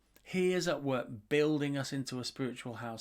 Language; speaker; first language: English; native; English